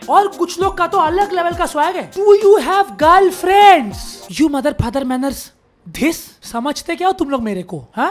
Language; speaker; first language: Hindi; native; Hindi